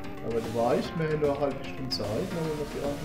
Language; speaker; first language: German; native; German